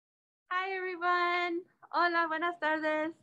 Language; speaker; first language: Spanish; early bilingual, other home language; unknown